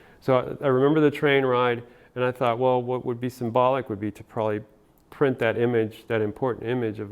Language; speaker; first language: English; early bilingual, other home language; Spanish